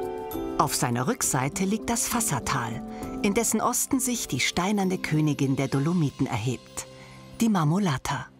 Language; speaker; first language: German; native; German